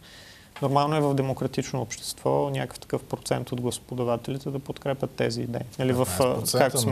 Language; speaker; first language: Bulgarian; native; Bulgarian